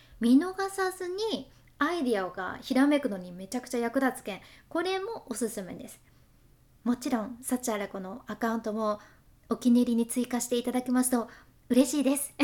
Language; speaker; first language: Japanese; native; Japanese